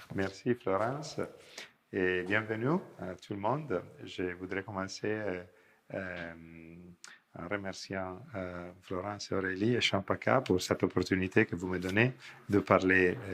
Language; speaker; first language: French; non-native, fluent; Italian